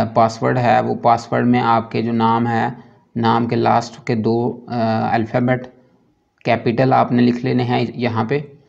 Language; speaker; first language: Urdu; non-native, local second language; Punjabi